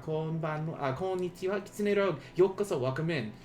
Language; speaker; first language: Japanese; non-native, learner; English